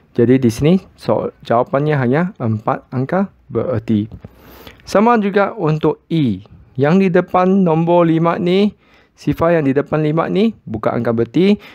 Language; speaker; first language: Malay; non-native, local second language; Chinese